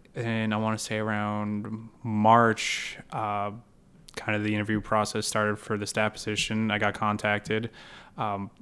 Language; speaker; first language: English; native; English